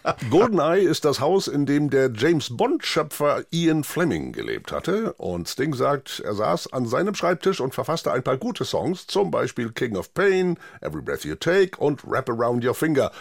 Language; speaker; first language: German; native; German